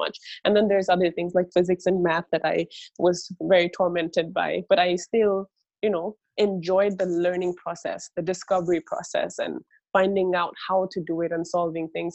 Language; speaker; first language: English; early bilingual, other home language; Bangla